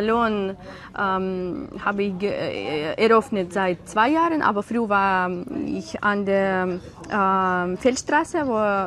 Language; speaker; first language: German; non-native, learner; Ukrainian